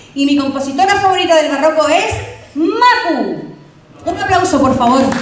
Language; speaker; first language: Spanish; native; Spanish